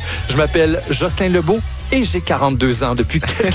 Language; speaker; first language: French; native; French